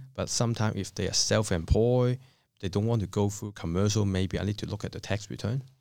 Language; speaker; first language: English; non-native, local second language; Cantonese